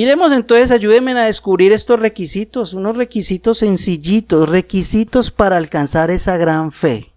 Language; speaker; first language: Spanish; native; Spanish